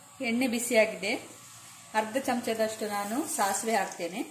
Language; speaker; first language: Kannada; non-native, local second language; Tulu